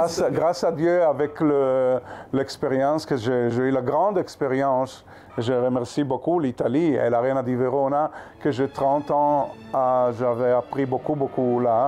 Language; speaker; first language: French; non-native, fluent; Hebrew